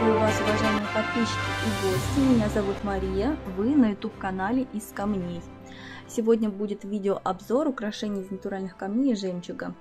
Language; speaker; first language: Russian; native; Russian